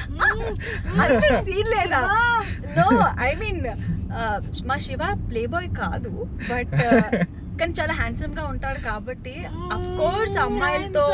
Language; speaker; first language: Telugu; native; Telugu